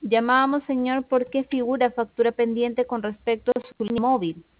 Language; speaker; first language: Spanish; native; Spanish